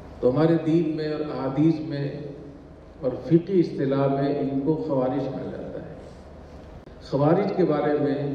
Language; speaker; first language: Urdu; native; Urdu